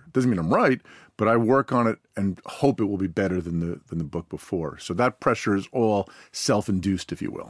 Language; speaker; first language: English; native; English